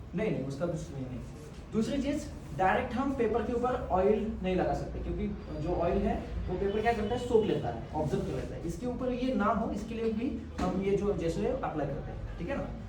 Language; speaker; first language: Hindi; non-native, local second language; Marathi